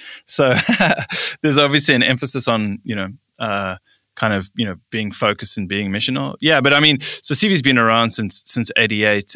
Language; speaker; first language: English; native; English